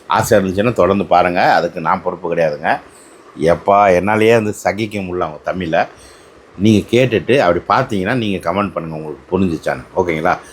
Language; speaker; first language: Tamil; native; Tamil